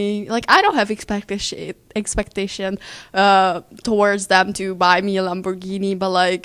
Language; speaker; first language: English; non-native, fluent; Hungarian